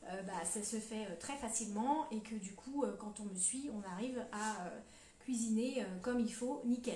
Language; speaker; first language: French; native; French